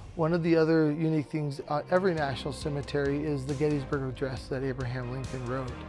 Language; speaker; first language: English; native; English